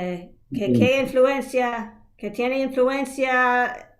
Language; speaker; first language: Spanish; non-native, fluent; English